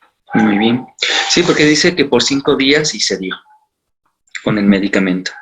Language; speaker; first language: Spanish; native; Spanish